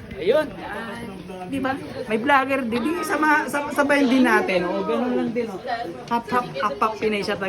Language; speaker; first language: Filipino; native; Filipino